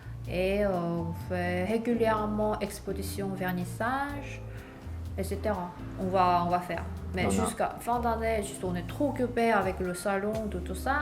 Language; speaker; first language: French; non-native, learner; Korean